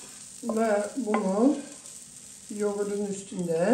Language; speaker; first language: Turkish; early bilingual, heritage; Dutch